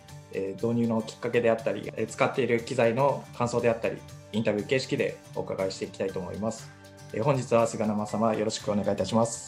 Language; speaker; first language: Japanese; native; Japanese